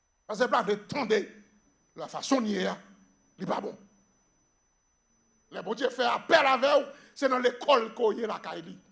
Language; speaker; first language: French; non-native, local second language; Haitian Creole